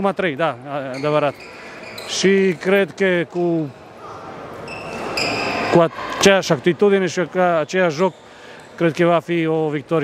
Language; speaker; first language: Romanian; non-native, fluent; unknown